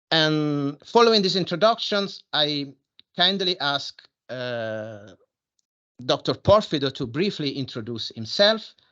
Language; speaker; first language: English; non-native, fluent; Italian